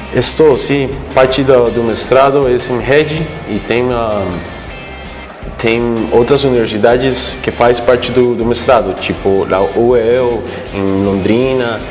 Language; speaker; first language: Portuguese; non-native, fluent; Spanish